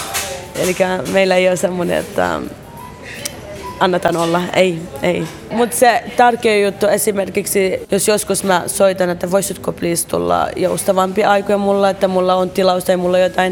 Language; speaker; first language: Finnish; early bilingual, other home language; Arabic